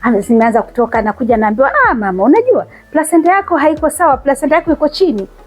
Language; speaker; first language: Swahili; non-native, local second language; Kikuyu